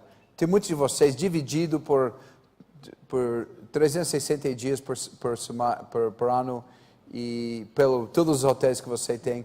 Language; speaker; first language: Portuguese; non-native, fluent; English